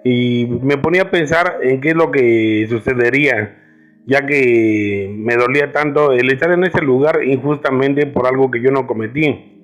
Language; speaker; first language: Spanish; native; Spanish